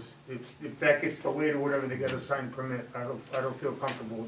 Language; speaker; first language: English; native; English